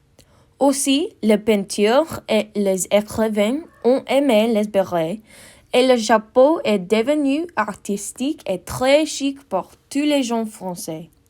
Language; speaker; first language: French; non-native, learner; English